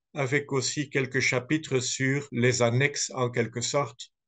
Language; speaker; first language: French; non-native, fluent; Dutch